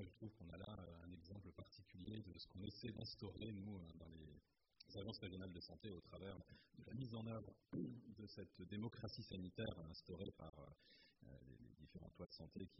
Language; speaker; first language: French; native; French